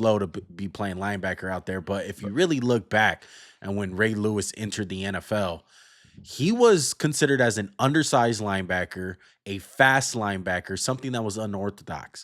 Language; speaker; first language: English; native; English